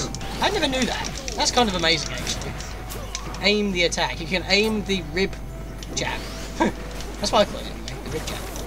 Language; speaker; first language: English; native; English